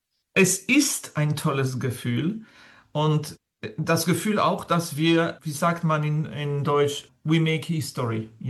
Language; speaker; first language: German; non-native, fluent; French